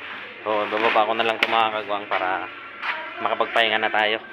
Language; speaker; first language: Filipino; native; Filipino